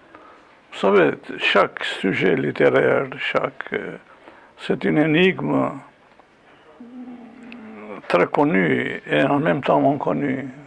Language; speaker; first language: French; non-native, fluent; Albanian